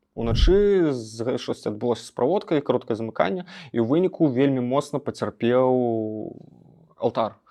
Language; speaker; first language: Belarusian; non-native, local second language; Russian